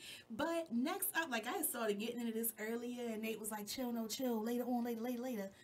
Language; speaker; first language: English; native; English